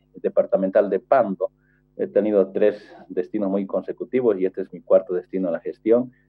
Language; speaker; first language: Spanish; native; Spanish